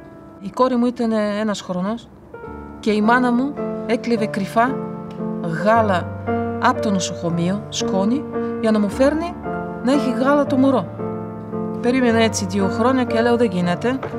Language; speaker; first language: Greek; non-native, fluent; Bulgarian